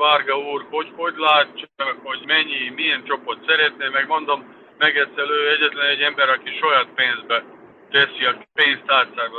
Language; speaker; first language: Hungarian; non-native, fluent; Serbian